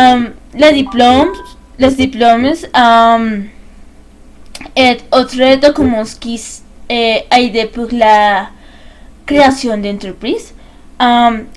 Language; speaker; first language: French; non-native, learner; Spanish